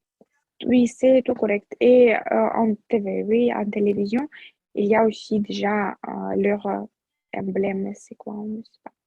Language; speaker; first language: French; non-native, fluent; Russian